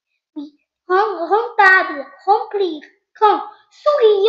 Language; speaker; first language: French; non-native, local second language; Arabic